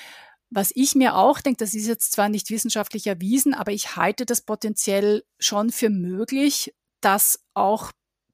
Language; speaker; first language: German; native; German